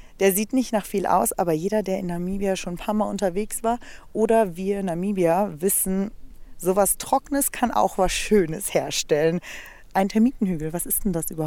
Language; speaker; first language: German; native; German